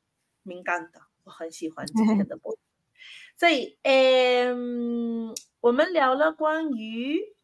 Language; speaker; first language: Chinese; non-native, learner; Spanish